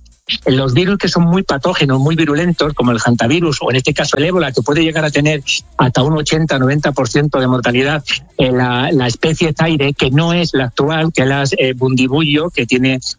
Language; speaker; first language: Spanish; native; Spanish